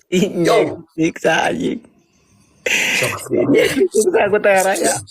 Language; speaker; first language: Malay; non-native, local second language; Sundanese